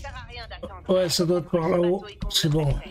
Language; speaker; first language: French; native; French